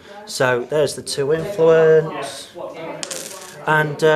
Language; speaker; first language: English; native; English